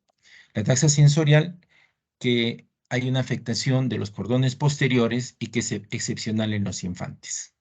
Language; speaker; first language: Spanish; native; Spanish